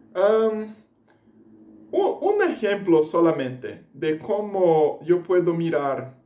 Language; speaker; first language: Spanish; non-native, fluent; Portuguese